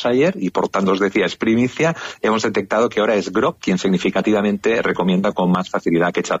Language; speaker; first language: Spanish; native; Spanish